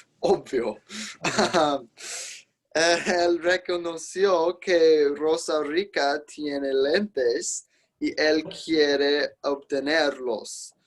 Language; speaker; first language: Spanish; non-native, learner; English